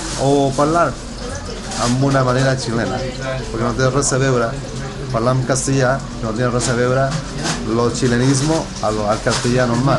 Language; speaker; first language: Catalan; non-native, learner; Spanish